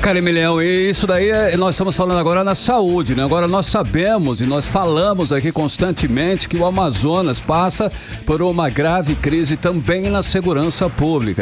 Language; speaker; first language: Portuguese; native; Portuguese